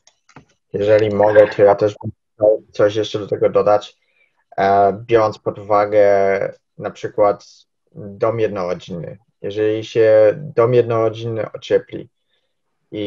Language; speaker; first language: Polish; early bilingual, heritage; Polish